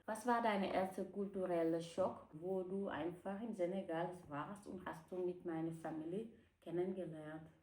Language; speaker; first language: German; non-native, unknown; Wolof